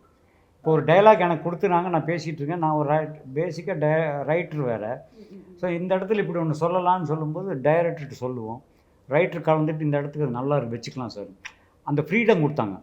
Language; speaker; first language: Tamil; native; Tamil